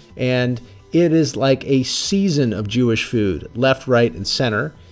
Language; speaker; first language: English; native; English